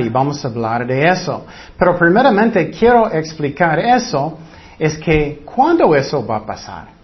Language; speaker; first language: Spanish; non-native, fluent; English